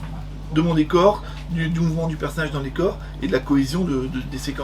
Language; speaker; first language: French; native; French